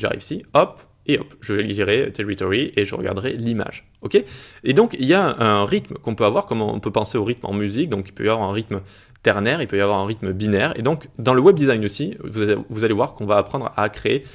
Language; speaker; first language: French; native; French